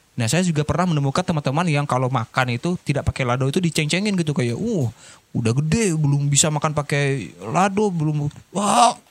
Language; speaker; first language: Indonesian; non-native, local second language; Minangkabau